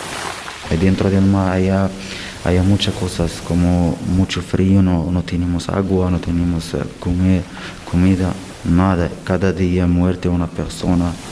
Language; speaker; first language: Spanish; non-native, learner; Arabic